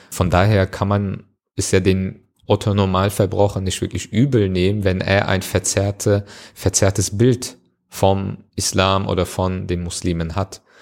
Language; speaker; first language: German; early bilingual, other home language; Turkish